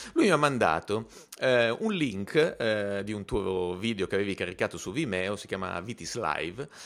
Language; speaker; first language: Italian; native; Italian